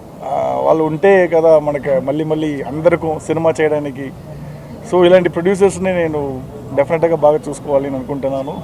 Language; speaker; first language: Telugu; non-native, fluent; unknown